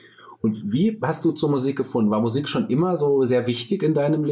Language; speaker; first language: German; native; German